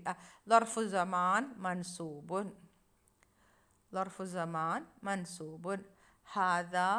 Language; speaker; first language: Arabic; non-native, fluent; Malayalam